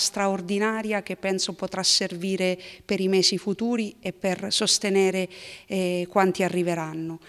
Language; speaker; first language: Italian; native; Italian